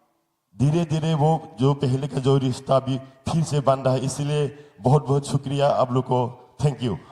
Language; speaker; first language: Hindi; non-native, local second language; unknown